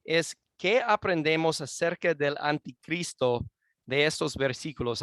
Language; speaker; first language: Spanish; non-native, fluent; English